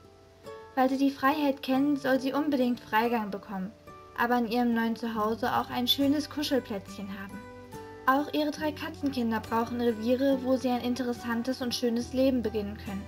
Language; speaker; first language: German; native; German